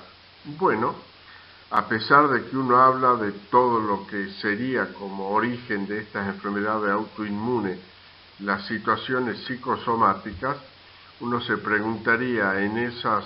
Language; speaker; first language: Spanish; native; Spanish